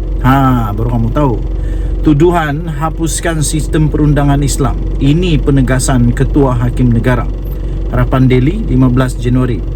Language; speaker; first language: Malay; native; Malay